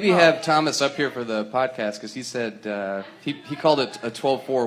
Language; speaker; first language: English; native; English